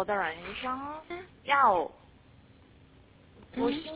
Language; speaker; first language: Chinese; non-native, learner; Korean